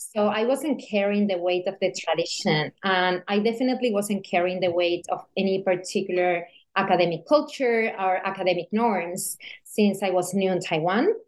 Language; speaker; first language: English; non-native, fluent; Spanish